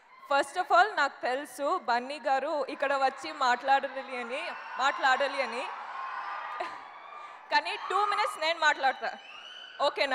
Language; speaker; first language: Telugu; non-native, learner; Kannada